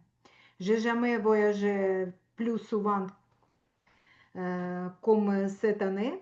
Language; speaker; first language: French; non-native, fluent; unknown